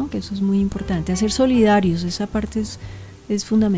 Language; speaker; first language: Spanish; native; Spanish